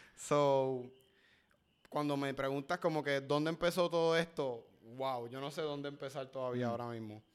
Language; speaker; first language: Spanish; native; Spanish